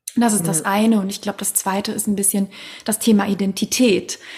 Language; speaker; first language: German; non-native, fluent; Swedish